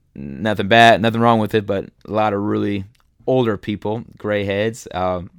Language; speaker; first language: English; early bilingual, other home language; German